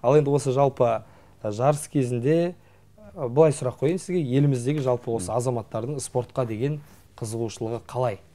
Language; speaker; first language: Kazakh; native; Kazakh